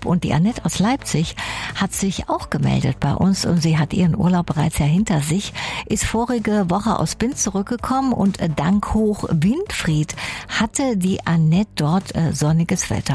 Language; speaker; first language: German; native; German